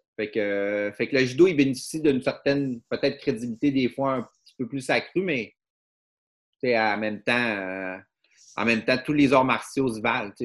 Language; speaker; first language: French; native; French